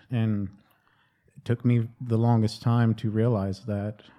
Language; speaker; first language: English; native; English